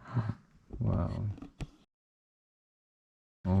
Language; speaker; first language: French; non-native, learner; Korean